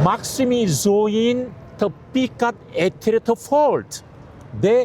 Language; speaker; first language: Albanian; non-native, learner; Korean